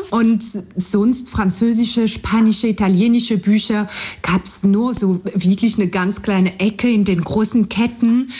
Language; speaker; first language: German; non-native, fluent; French